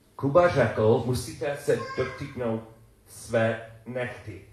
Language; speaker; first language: Czech; non-native, learner; English